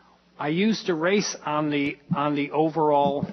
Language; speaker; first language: English; native; English